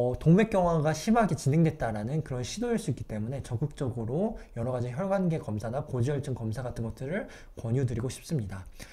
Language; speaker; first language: Korean; native; Korean